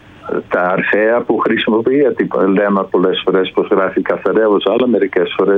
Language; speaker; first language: Greek; non-native, fluent; Dutch